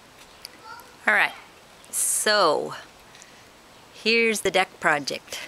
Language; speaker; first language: English; native; English